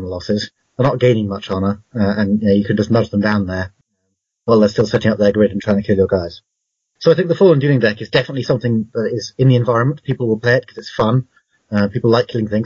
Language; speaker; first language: English; native; English